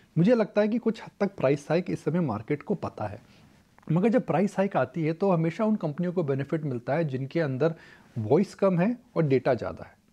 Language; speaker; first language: Hindi; native; Hindi